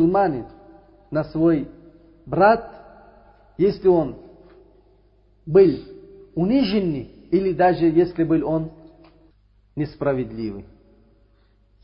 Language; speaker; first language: Russian; non-native, learner; Uzbek